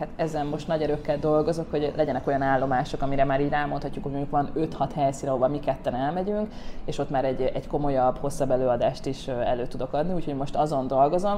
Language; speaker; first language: Hungarian; native; Hungarian